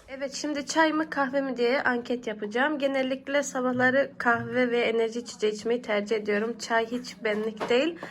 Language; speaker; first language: Turkish; early bilingual, heritage; Turkish